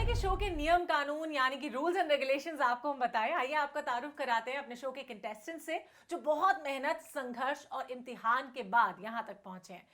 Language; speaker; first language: Hindi; native; Hindi